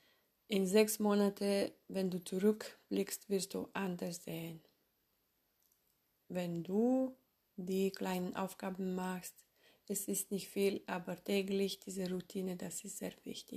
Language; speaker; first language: German; non-native, fluent; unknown